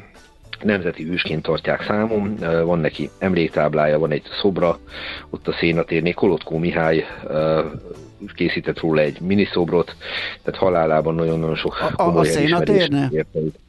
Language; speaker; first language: Hungarian; native; Hungarian